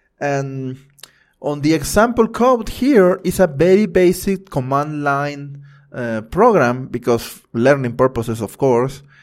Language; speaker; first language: English; non-native, fluent; Spanish